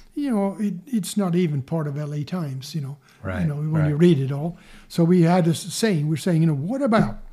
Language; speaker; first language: English; non-native, fluent; Swedish